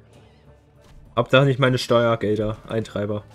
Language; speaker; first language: German; native; German